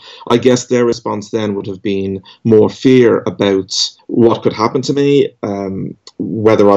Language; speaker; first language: English; native; English